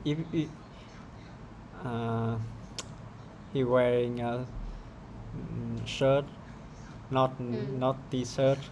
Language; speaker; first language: English; non-native, learner; Vietnamese